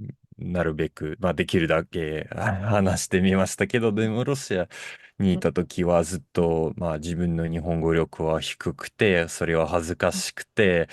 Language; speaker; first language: Japanese; non-native, fluent; Russian